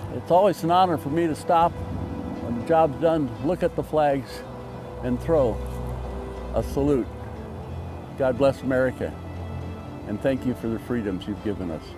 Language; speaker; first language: English; native; English